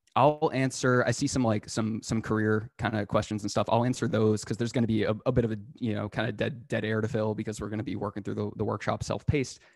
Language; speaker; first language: English; native; English